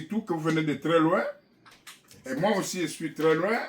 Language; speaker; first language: French; non-native, local second language; Kongo